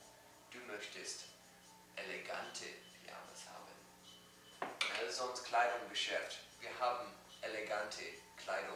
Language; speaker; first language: German; non-native, learner; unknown